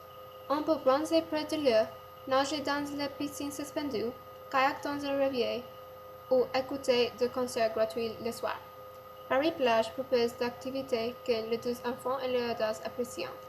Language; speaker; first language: French; non-native, learner; English